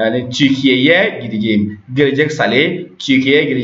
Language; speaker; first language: Turkish; non-native, learner; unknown